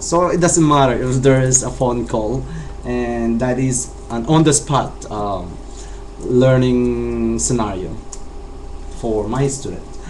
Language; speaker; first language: English; non-native, local second language; Chavacano